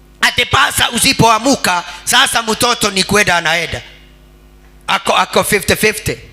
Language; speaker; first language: Swahili; non-native, local second language; Kikuyu